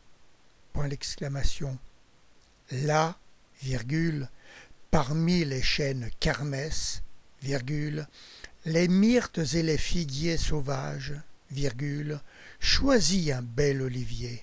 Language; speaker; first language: French; native; French